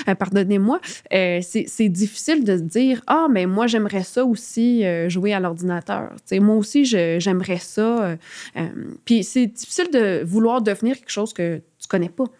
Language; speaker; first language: French; native; French